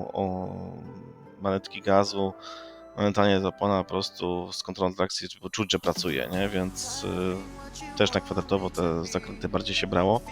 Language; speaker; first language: Polish; native; Polish